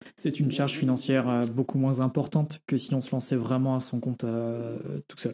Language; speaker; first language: French; native; French